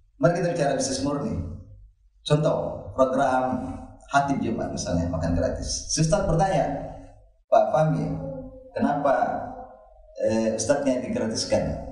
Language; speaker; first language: Indonesian; native; Indonesian